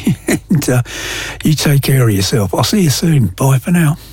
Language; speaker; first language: English; native; English